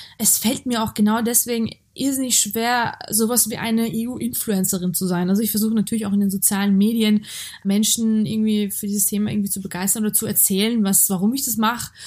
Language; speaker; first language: German; early bilingual, other home language; Georgian